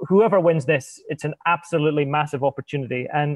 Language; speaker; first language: English; native; English